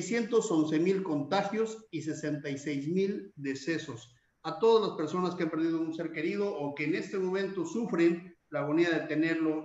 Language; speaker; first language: Spanish; native; Spanish